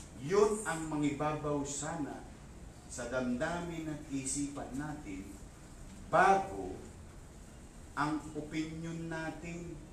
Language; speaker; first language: Filipino; native; Filipino